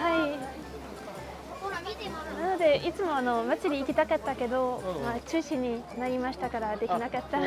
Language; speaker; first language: Japanese; non-native, fluent; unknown